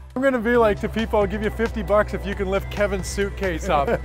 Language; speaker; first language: English; native; English